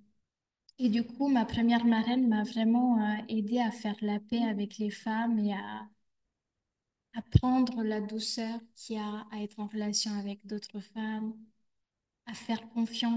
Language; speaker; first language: French; native; French